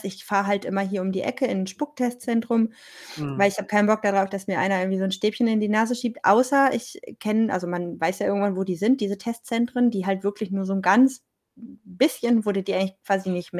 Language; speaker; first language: German; native; German